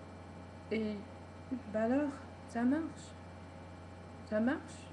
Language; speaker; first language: French; non-native, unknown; English